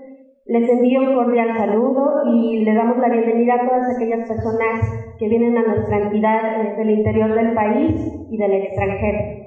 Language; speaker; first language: Spanish; native; Spanish